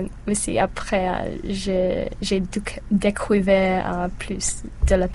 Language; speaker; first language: French; non-native, learner; English